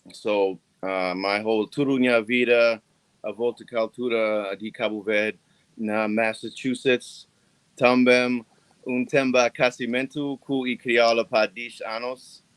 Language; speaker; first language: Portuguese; non-native, learner; English